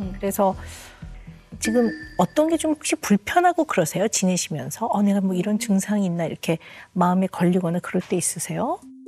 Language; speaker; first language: Korean; native; Korean